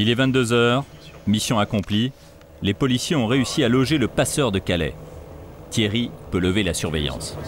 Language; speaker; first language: French; native; French